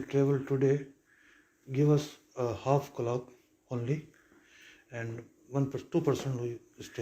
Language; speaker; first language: English; non-native, learner; Urdu